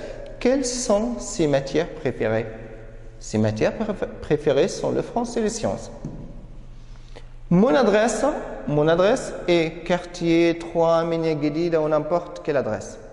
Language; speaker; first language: French; non-native, fluent; Arabic